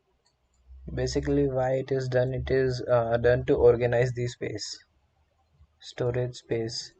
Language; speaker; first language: English; non-native, local second language; Hindi